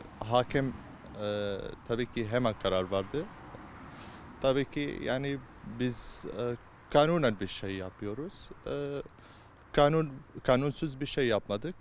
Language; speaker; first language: Turkish; non-native, learner; Arabic